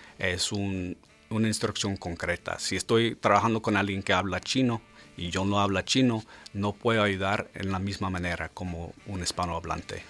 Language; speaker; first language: Spanish; non-native, fluent; English